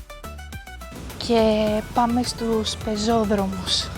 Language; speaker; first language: Greek; native; Greek